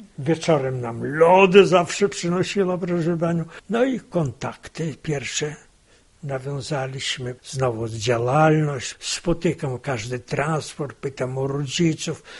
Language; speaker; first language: Polish; native; Polish